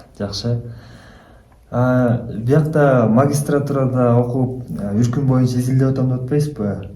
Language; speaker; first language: Kyrgyz; native; Kyrgyz